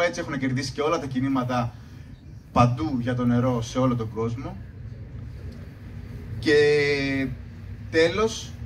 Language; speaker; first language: Greek; native; Greek